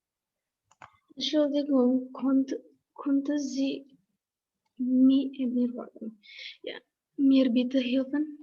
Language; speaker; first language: German; non-native, learner; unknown